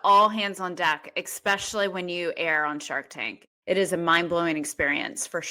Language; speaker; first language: English; native; English